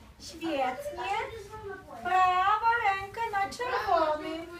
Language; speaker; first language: Polish; non-native, learner; Ukrainian